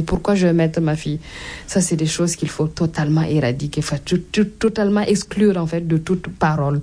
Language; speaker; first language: French; non-native, local second language; Mossi